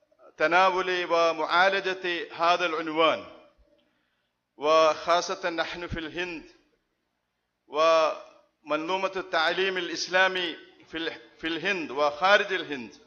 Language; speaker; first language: Arabic; non-native, fluent; Malayalam